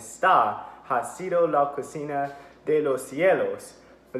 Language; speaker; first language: Spanish; non-native, learner; English